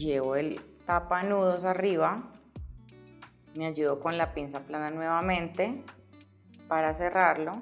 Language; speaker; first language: Spanish; native; Spanish